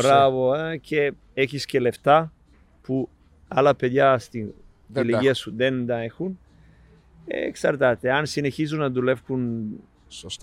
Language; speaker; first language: Greek; non-native, learner; Serbian